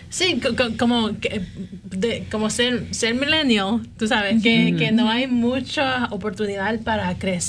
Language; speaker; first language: Spanish; early bilingual, heritage; Spanish